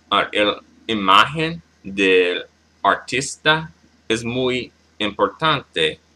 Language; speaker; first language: Spanish; non-native, learner; English